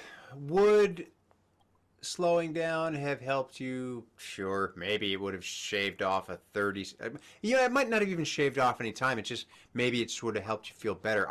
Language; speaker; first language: English; native; English